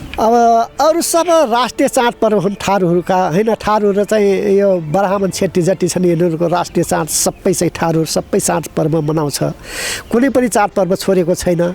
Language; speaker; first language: Nepali; non-native, local second language; Dangaura Tharu